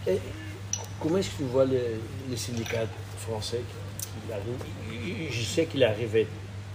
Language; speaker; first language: French; non-native, fluent; Portuguese